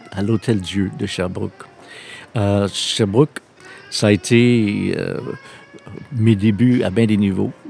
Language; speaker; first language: French; non-native, local second language; English